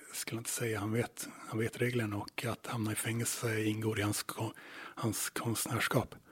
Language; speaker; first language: Swedish; native; Swedish